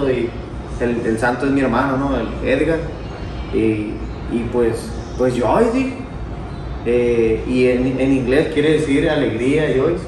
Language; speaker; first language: Spanish; native; Spanish